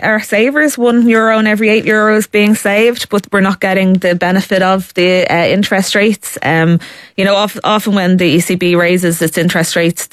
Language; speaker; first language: English; native; English